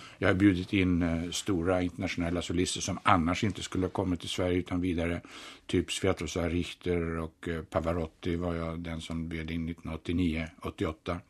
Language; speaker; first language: Swedish; native; Swedish